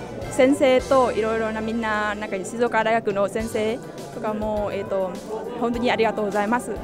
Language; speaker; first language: Japanese; non-native, fluent; Vietnamese